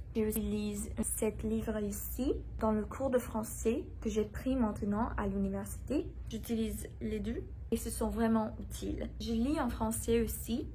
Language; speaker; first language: French; non-native, learner; English